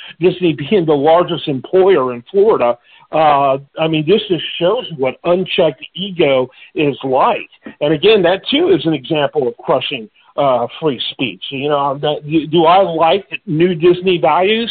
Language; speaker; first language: English; native; English